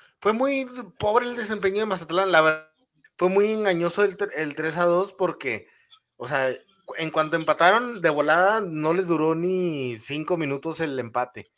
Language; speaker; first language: Spanish; native; Spanish